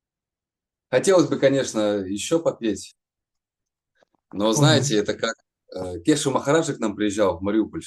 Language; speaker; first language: Russian; native; Russian